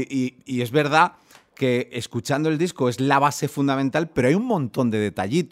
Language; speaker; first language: Spanish; native; Spanish